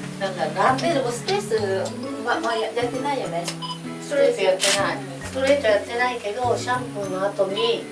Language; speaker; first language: Japanese; native; Japanese